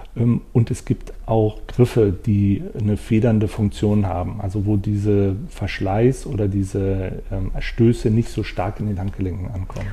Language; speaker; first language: German; native; German